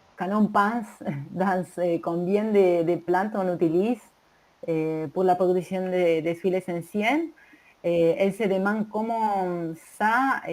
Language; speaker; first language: French; non-native, learner; Spanish